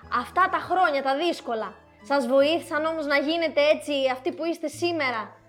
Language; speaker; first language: Greek; native; Greek